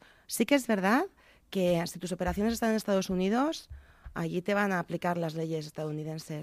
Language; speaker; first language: Spanish; native; Spanish